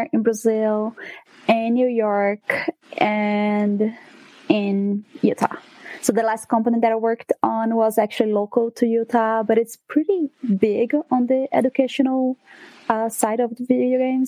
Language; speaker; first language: English; non-native, fluent; Portuguese